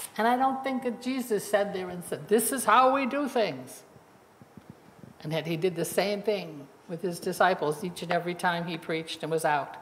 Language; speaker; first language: English; native; English